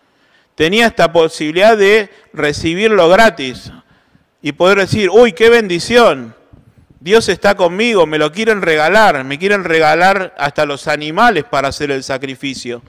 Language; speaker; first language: Spanish; native; Spanish